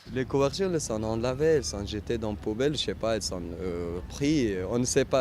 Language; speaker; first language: French; non-native, learner; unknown